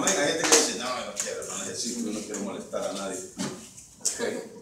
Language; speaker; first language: Spanish; native; Spanish